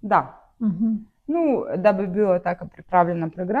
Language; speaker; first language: Slovenian; non-native, learner; Russian